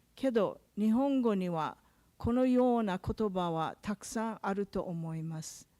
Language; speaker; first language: Japanese; non-native, learner; English